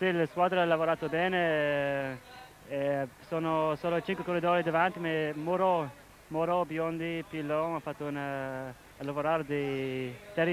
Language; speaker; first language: Italian; non-native, learner; English